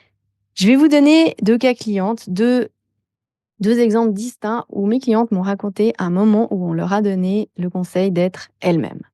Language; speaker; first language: French; native; French